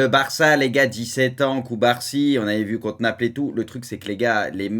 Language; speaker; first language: French; native; French